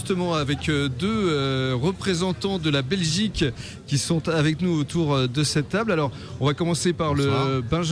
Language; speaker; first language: French; native; French